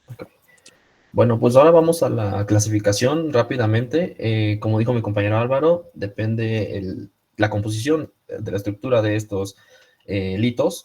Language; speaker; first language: Spanish; native; Spanish